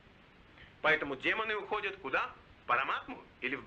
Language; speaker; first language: Russian; native; Russian